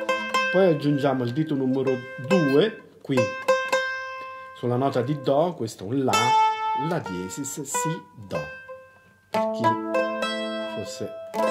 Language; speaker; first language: Italian; native; Italian